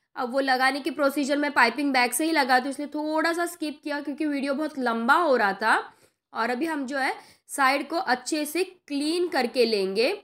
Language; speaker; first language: Hindi; non-native, local second language; Marathi